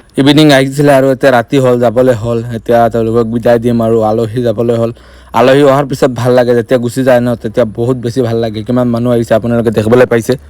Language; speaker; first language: Assamese; non-native, local second language; Bangla